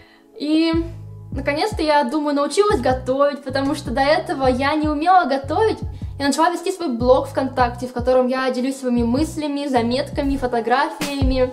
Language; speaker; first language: Russian; native; Russian